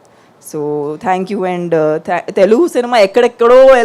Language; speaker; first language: Telugu; non-native, fluent; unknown